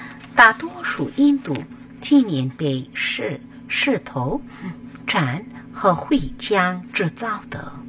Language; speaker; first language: Chinese; non-native, learner; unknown